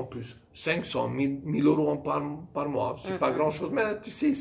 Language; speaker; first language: French; non-native, fluent; Hungarian